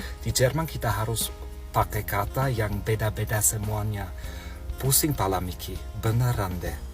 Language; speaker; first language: Indonesian; non-native, fluent; German